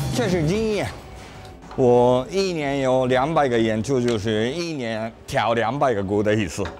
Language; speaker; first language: Chinese; non-native, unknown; Japanese